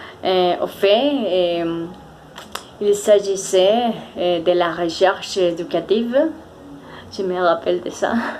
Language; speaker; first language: French; non-native, fluent; Spanish